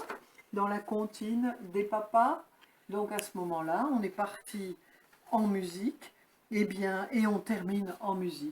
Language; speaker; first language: French; native; French